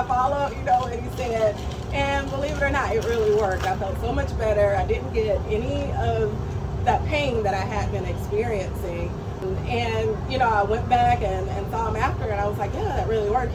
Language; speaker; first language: English; native; English